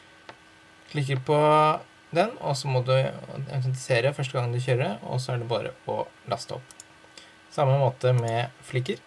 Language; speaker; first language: Norwegian; native; Norwegian